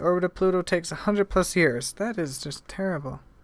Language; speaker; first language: English; native; English